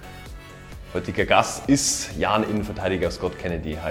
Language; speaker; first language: German; native; German